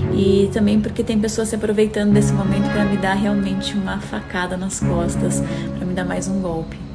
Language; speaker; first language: Portuguese; native; Portuguese